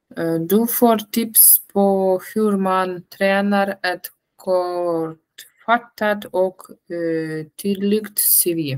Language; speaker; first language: Swedish; non-native, learner; Russian